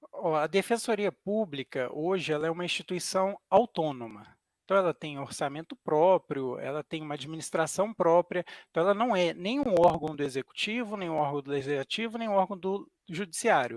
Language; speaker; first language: Portuguese; native; Portuguese